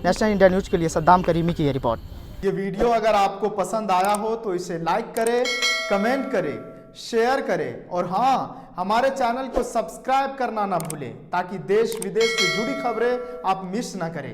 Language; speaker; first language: Hindi; native; Hindi